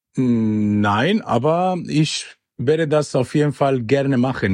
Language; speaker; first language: German; non-native, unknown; Spanish